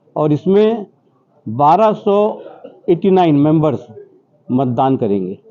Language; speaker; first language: Hindi; native; Hindi